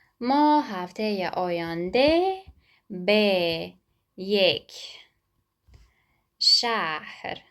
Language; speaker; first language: Persian; non-native, fluent; Ukrainian